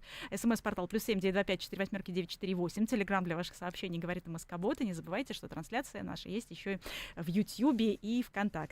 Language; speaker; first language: Russian; native; Russian